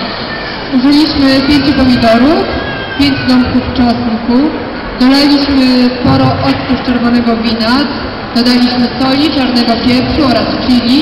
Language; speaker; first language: Polish; native; Polish